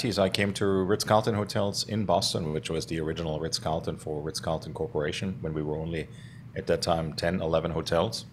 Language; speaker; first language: English; non-native, fluent; German